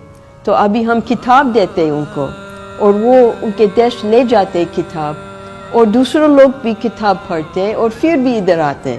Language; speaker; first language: Hindi; non-native, fluent; English